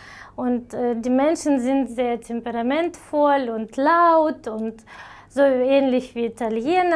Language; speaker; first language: German; non-native, fluent; Romanian